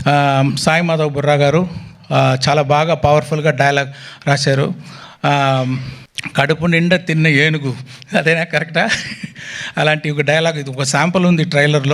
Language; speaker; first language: Telugu; non-native, local second language; Tamil